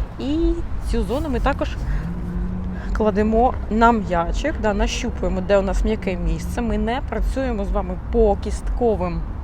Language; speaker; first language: Ukrainian; non-native, local second language; Russian